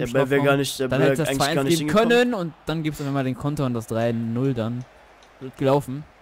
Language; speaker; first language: German; native; German